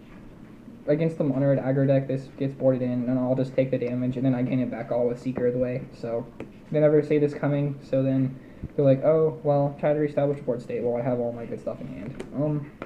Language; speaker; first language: English; native; English